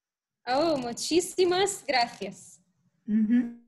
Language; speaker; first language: Spanish; non-native, learner; Arabic